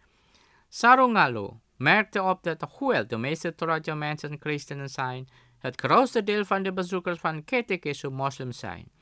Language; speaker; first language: Dutch; non-native, fluent; Indonesian